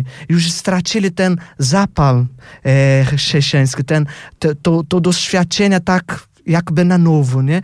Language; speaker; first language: Polish; non-native, fluent; Portuguese